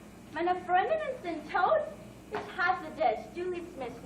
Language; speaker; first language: German; non-native, learner; English